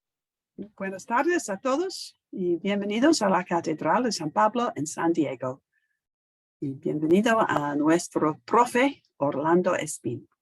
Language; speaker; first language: Spanish; non-native, fluent; English